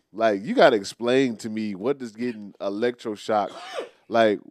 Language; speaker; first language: English; native; English